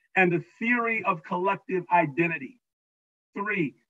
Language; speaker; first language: English; native; English